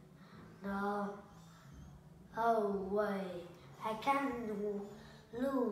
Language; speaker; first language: English; non-native, learner; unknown